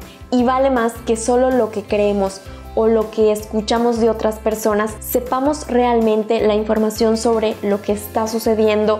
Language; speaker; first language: Spanish; native; Spanish